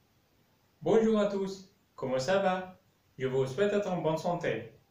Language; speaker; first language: French; non-native, fluent; Arabic